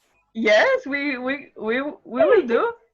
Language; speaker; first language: English; non-native, learner; Spanish